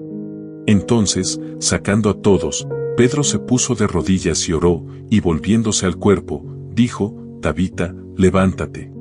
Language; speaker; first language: Spanish; native; Spanish